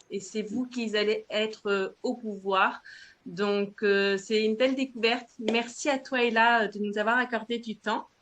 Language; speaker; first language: French; native; French